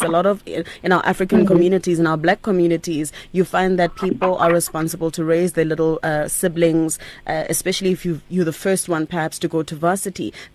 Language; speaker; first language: English; non-native, local second language; Tswana